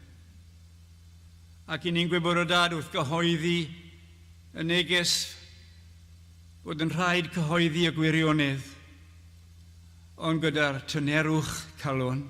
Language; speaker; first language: Welsh; native; Welsh